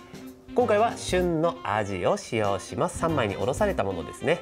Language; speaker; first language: Japanese; native; Japanese